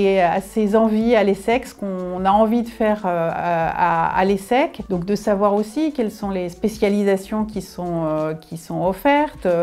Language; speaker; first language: French; native; French